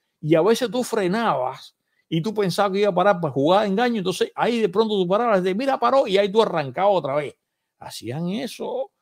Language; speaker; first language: Spanish; native; Spanish